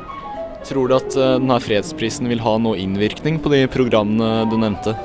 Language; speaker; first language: Norwegian; native; Norwegian